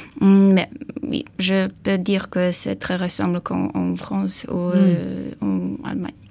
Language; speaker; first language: French; non-native, learner; Polish